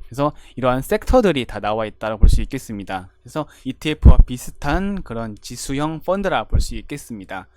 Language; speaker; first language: Korean; native; Korean